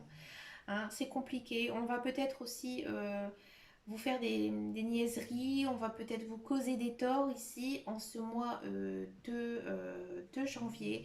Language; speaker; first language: French; native; French